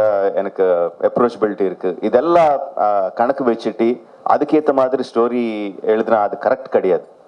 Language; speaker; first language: Tamil; non-native, local second language; Telugu